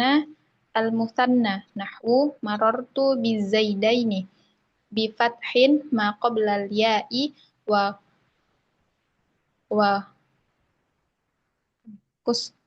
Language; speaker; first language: Arabic; non-native, learner; Indonesian